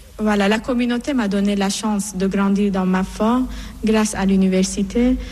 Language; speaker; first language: French; non-native, fluent; Persian